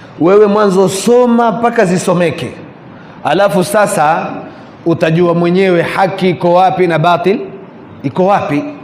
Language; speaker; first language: Swahili; native; Swahili